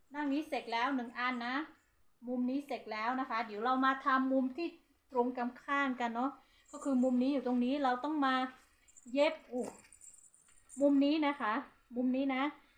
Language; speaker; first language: Thai; non-native, local second language; Hmong